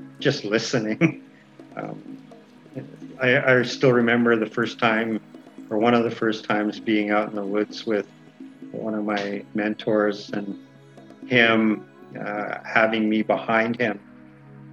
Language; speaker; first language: English; native; English